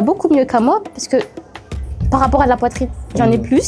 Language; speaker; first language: French; native; French